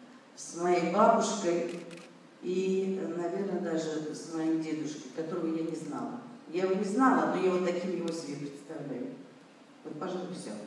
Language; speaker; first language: Russian; native; Russian